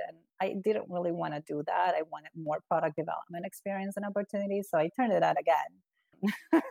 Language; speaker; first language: English; non-native, fluent; Spanish